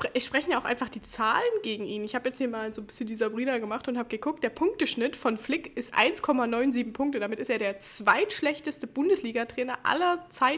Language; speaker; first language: German; native; German